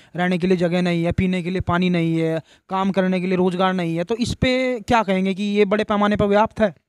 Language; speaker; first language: Hindi; native; Hindi